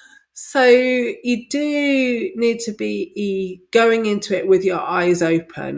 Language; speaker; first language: English; native; English